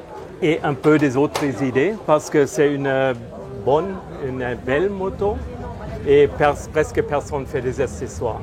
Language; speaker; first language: French; non-native, fluent; German